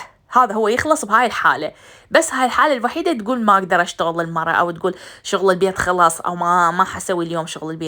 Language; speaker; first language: Arabic; native; Arabic